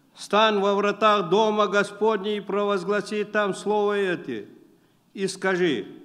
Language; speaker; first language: Russian; non-native, local second language; Uzbek